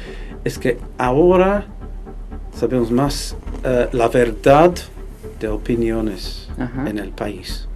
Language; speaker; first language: Spanish; non-native, fluent; English